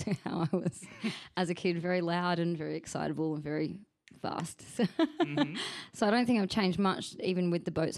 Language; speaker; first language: English; native; English